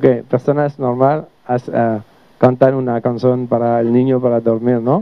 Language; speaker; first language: Spanish; non-native, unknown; French